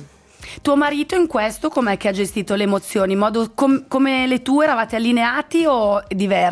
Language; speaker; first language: Italian; native; Italian